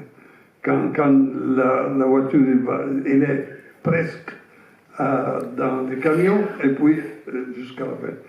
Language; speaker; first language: French; non-native, fluent; Italian